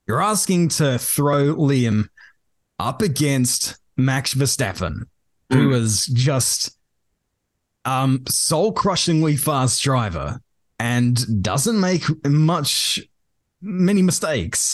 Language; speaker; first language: English; native; English